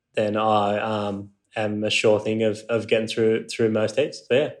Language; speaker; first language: English; non-native, local second language; Japanese